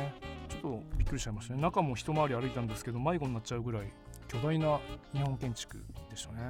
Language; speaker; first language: Japanese; native; Japanese